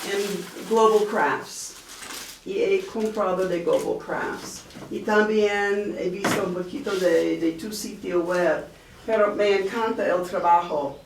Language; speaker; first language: Spanish; non-native, fluent; English